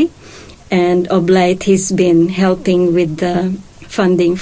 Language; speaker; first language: English; non-native, local second language; Hiligaynon